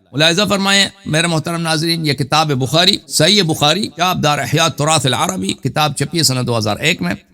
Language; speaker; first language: Urdu; non-native, fluent; Persian